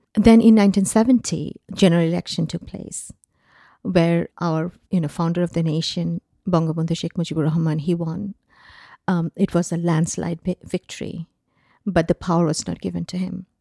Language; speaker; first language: English; non-native, local second language; Bangla